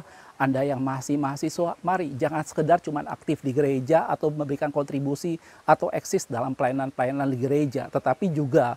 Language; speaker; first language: Indonesian; native; Indonesian